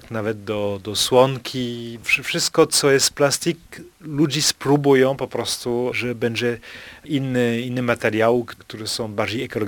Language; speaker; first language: Polish; non-native, fluent; French